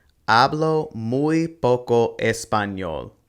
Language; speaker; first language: Spanish; non-native, fluent; English